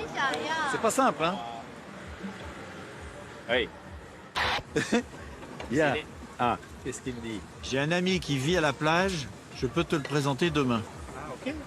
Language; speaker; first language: French; native; French